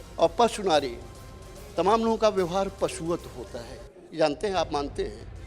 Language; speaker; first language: Hindi; native; Hindi